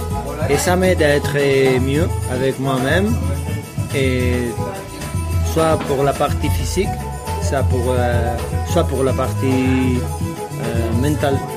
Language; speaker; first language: French; non-native, learner; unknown